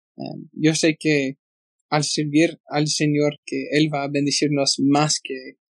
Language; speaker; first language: Spanish; non-native, fluent; English